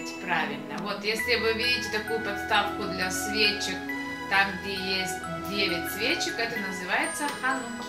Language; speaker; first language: Russian; native; Russian